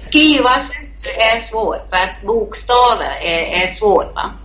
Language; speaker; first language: Swedish; non-native, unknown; Thai